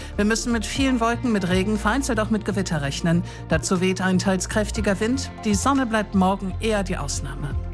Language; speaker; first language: German; native; German